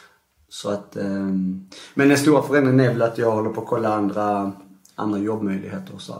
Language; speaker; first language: Swedish; native; Swedish